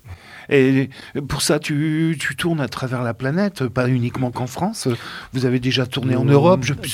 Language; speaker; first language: French; native; French